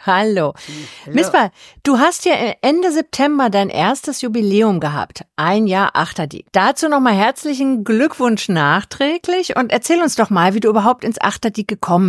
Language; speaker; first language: German; native; German